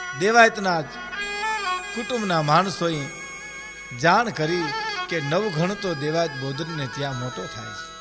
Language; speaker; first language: Gujarati; native; Gujarati